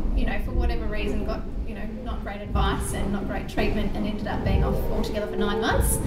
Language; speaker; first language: English; native; English